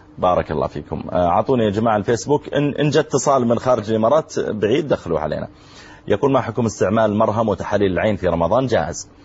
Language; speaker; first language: Arabic; native; Arabic